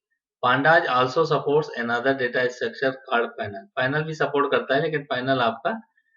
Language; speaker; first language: Hindi; native; Hindi